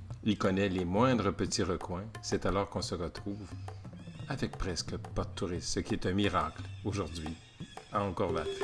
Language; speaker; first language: French; native; French